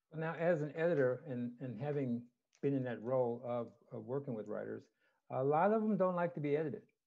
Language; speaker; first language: English; native; English